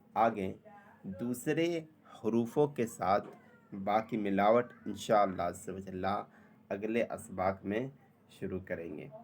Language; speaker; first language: Urdu; native; Urdu